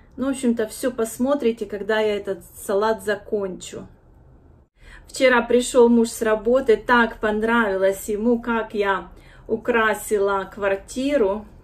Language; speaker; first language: Russian; native; Russian